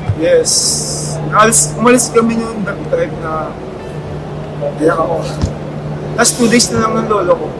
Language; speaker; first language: Filipino; native; Filipino